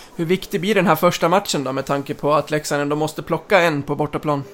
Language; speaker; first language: Swedish; native; Swedish